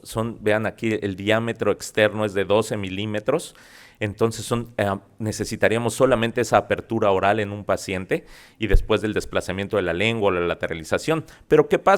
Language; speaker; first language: Spanish; native; Spanish